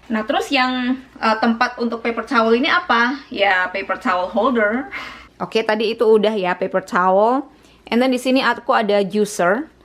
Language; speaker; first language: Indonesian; native; Indonesian